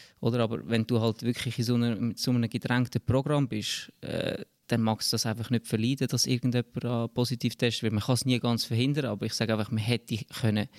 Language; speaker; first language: German; native; German